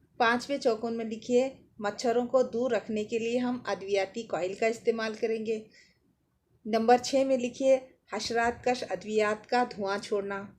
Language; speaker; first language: Urdu; native; Urdu